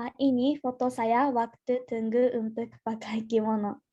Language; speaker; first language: Indonesian; non-native, learner; Japanese